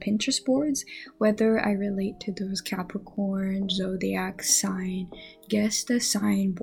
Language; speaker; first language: English; non-native, fluent; Japanese